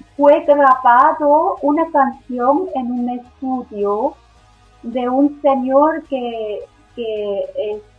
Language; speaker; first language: Spanish; non-native, fluent; Swiss German